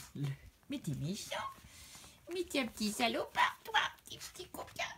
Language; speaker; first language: French; native; French